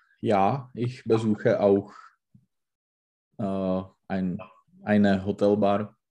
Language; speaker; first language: German; non-native, learner; Czech